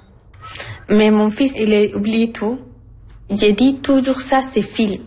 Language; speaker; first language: French; non-native, learner; Arabic